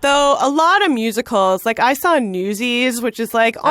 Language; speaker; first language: English; native; English